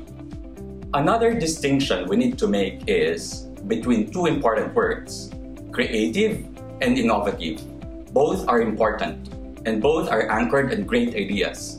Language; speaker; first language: English; non-native, local second language; Filipino